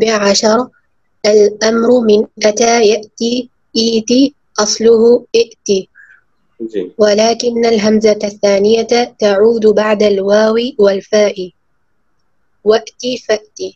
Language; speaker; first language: Arabic; non-native, learner; Urdu